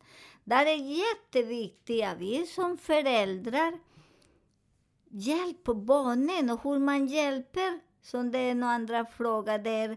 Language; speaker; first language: Swedish; non-native, learner; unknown